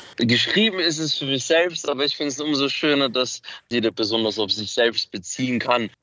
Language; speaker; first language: German; early bilingual, other home language; Macedonian